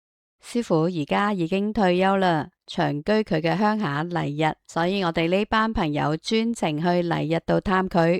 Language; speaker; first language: Cantonese; native; Cantonese